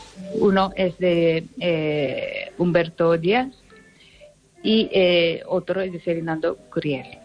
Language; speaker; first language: Spanish; non-native, learner; Japanese